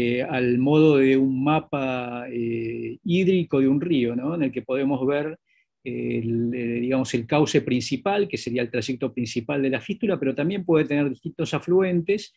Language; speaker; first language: Spanish; native; Spanish